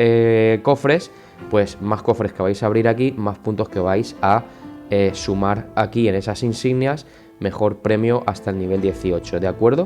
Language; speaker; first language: Spanish; native; Spanish